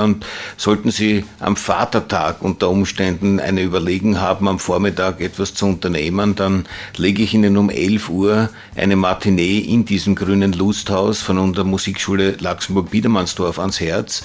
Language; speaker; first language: German; native; German